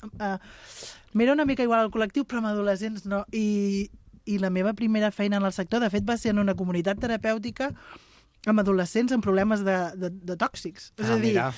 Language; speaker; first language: Catalan; native; Catalan